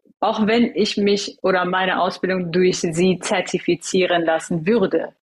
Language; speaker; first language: German; early bilingual, other home language; Persian